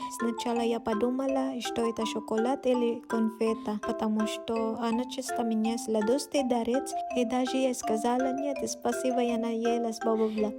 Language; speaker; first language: Russian; non-native, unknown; Waray